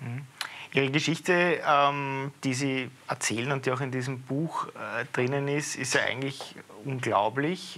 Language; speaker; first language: German; native; German